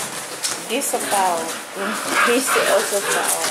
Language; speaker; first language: German; non-native, learner; Thai